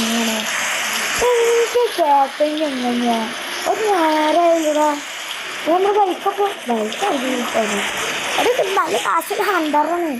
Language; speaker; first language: Malayalam; native; Malayalam